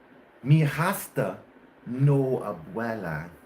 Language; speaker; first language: Spanish; non-native, learner; English